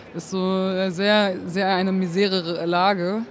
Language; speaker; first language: German; native; German